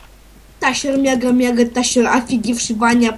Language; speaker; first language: Russian; native; Russian